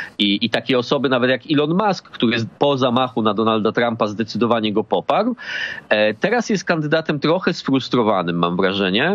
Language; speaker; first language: Polish; native; Polish